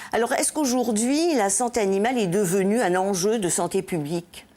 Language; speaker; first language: French; native; French